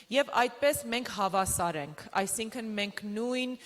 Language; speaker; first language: Armenian; early bilingual, other home language; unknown